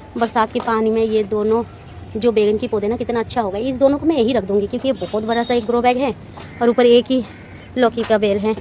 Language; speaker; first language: Hindi; non-native, local second language; Bangla